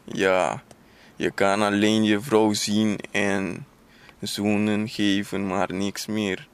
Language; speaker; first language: Dutch; non-native, learner; Papiamento